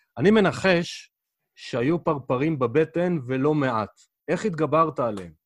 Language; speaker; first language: Hebrew; native; Hebrew